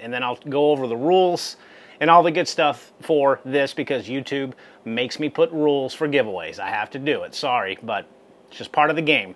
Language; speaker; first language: English; native; English